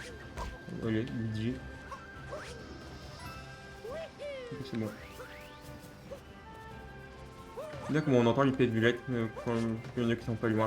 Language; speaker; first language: French; native; French